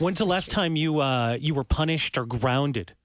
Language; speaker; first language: English; native; English